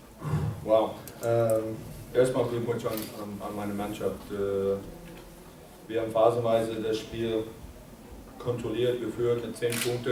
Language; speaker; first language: German; non-native, fluent; English